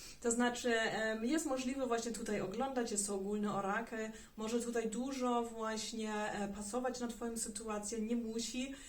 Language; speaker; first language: Polish; early bilingual, heritage; German